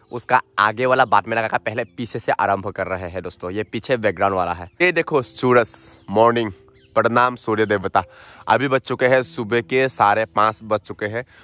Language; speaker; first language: Hindi; non-native, local second language; Assamese